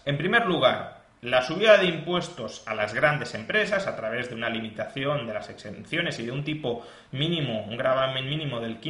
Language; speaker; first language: Spanish; native; Spanish